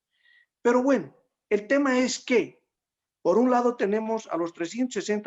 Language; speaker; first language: Spanish; native; Spanish